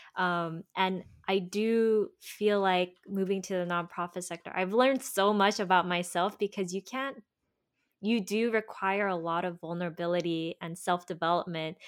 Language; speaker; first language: English; native; English